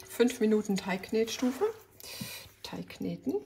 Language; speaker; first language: German; native; German